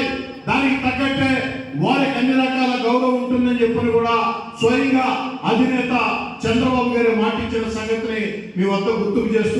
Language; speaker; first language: Telugu; native; Telugu